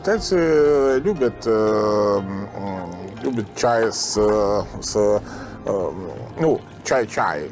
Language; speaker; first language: Ukrainian; non-native, learner; Italian